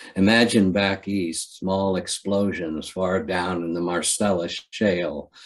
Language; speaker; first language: English; native; English